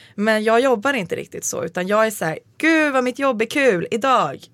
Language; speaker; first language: Swedish; native; Swedish